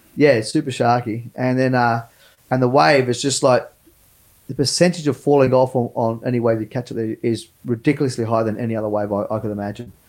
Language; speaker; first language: English; native; English